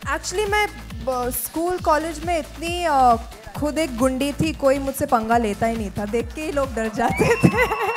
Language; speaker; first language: Hindi; native; Hindi